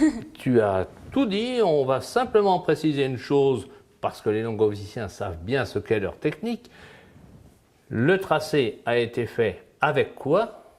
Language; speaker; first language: French; native; French